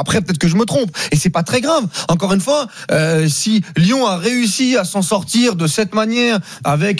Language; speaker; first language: French; native; French